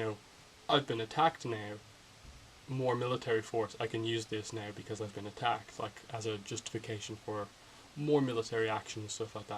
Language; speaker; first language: English; native; English